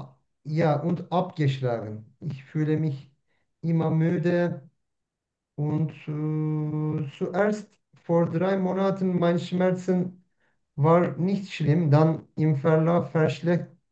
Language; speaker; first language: German; non-native, learner; Turkish